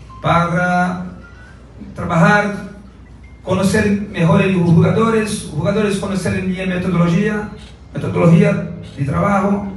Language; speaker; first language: Spanish; non-native, learner; Portuguese